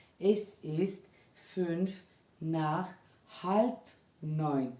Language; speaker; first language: German; non-native, fluent; Turkish